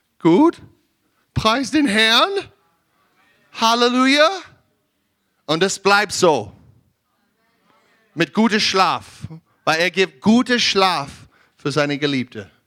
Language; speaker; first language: German; non-native, learner; English